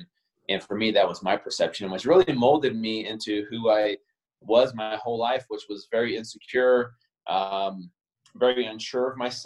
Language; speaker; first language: English; native; English